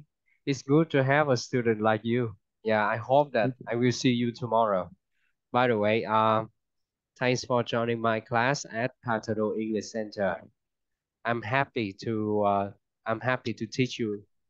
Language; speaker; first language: English; non-native, fluent; Vietnamese